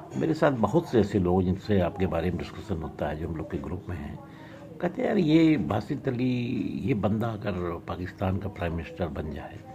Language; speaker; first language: Hindi; native; Hindi